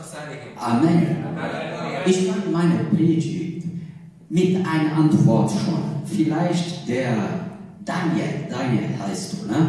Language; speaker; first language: German; non-native, learner; Portuguese